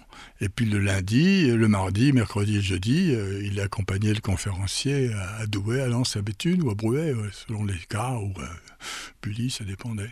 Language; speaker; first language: French; native; French